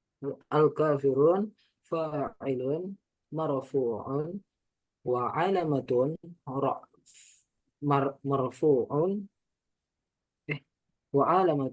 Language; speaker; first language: Arabic; non-native, learner; Indonesian